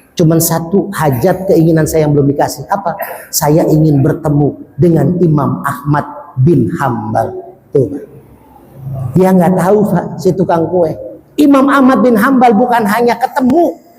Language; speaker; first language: Indonesian; native; Indonesian